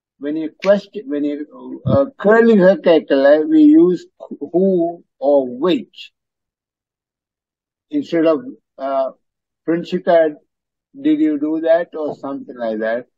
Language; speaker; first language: English; non-native, fluent; Tamil